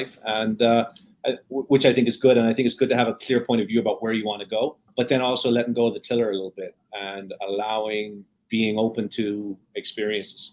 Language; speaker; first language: English; native; English